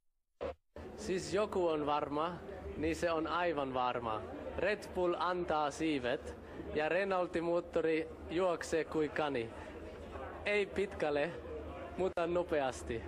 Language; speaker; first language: Finnish; non-native, learner; German